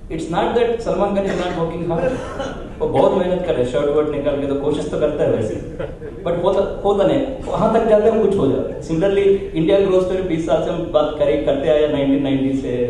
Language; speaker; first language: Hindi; non-native, local second language; Telugu